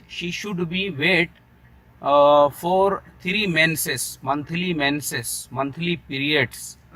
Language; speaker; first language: English; non-native, local second language; Hindi